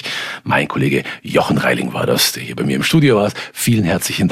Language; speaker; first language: German; native; German